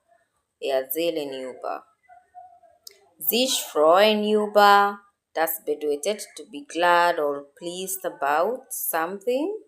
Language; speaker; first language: German; non-native, learner; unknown